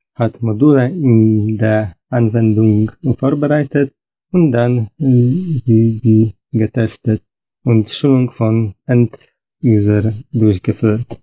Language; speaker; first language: German; non-native, fluent; Polish